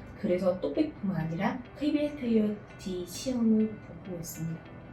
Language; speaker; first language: Korean; non-native, learner; Vietnamese